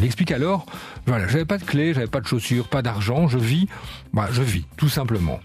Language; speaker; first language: French; native; French